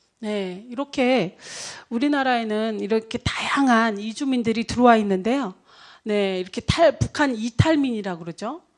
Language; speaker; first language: Korean; native; Korean